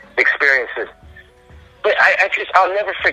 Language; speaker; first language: English; native; English